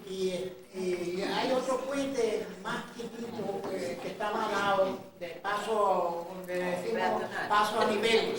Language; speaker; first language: Spanish; native; Spanish